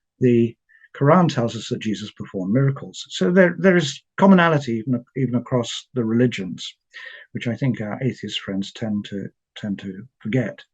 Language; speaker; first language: English; native; English